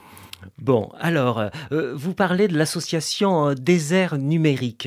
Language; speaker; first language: French; native; French